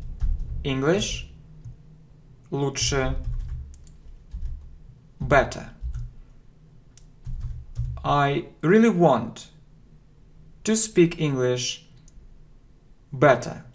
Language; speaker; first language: English; non-native, fluent; Russian